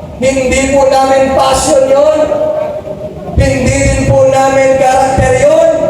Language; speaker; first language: Filipino; non-native, local second language; Cebuano